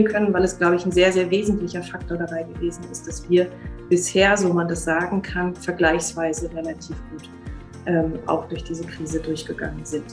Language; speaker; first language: German; native; German